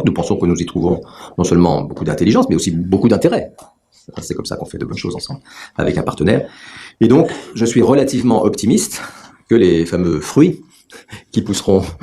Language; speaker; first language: French; native; French